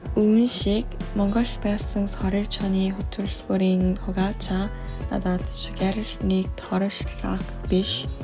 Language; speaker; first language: Mongolian; non-native, learner; Korean